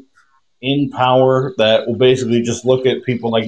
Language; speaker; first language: English; native; English